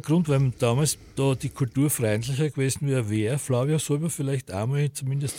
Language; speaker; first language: German; native; German